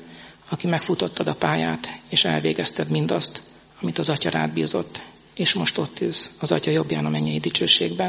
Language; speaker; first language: Hungarian; native; Hungarian